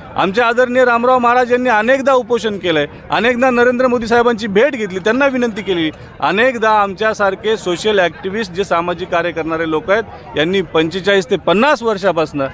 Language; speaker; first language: Marathi; non-native, local second language; Lambadi